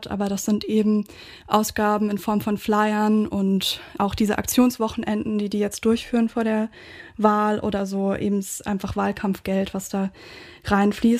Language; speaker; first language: German; native; German